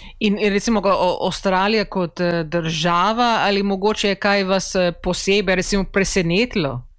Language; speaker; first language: Slovenian; early bilingual, heritage; Slovenian